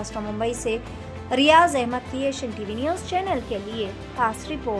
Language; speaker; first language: Hindi; native; Hindi